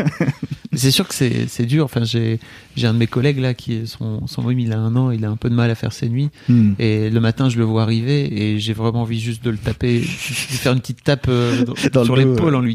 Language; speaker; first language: French; native; French